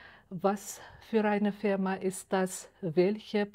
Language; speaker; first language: German; non-native, fluent; Uzbek